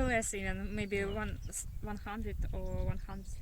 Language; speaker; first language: English; non-native, learner; Russian